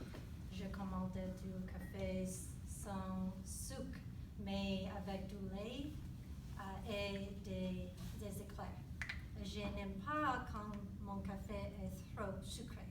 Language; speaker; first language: French; non-native, learner; English